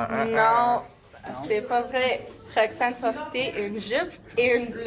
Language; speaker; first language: French; non-native, local second language; English